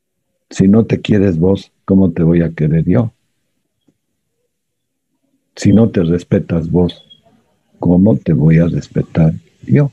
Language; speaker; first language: Spanish; native; Spanish